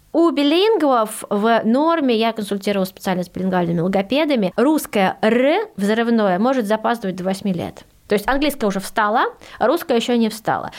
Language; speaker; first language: Russian; early bilingual, heritage; Russian